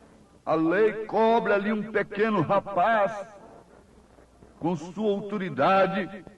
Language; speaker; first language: Portuguese; native; Portuguese